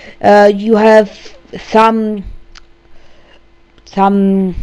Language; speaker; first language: English; non-native, learner; German